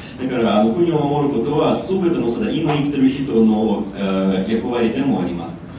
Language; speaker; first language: Japanese; non-native, fluent; Ukrainian